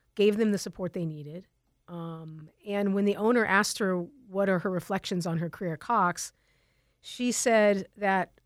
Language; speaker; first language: English; native; English